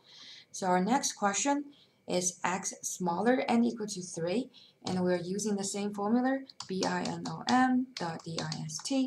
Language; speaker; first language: English; non-native, fluent; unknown